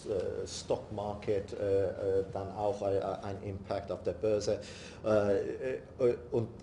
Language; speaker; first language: German; non-native, learner; English